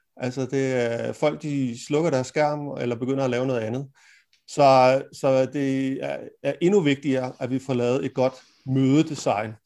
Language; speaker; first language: Danish; native; Danish